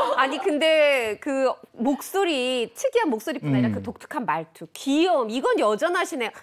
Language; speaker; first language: Korean; native; Korean